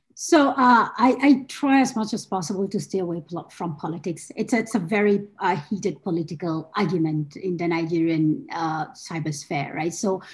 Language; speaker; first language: English; non-native, local second language; Hausa